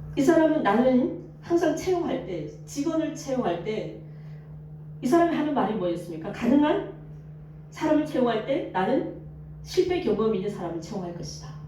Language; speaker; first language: Korean; native; Korean